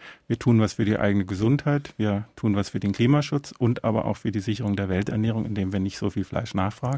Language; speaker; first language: German; native; German